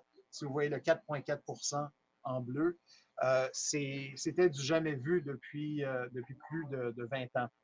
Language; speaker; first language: French; native; French